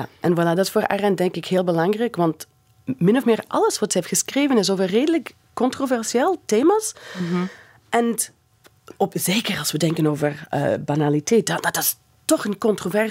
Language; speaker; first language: Dutch; non-native, fluent; English